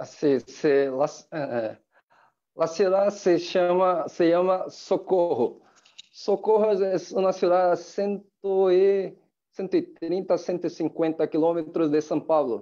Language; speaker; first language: Spanish; non-native, fluent; Portuguese